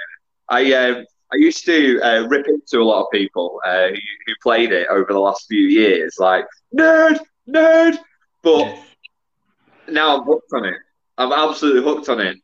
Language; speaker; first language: English; native; English